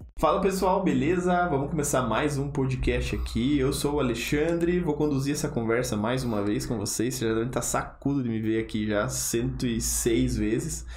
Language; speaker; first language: Portuguese; native; Portuguese